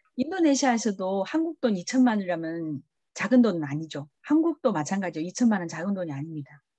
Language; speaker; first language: Korean; early bilingual, heritage; Korean